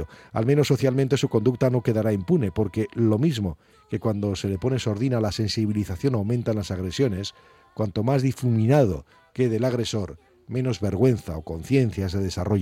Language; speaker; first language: Spanish; native; Spanish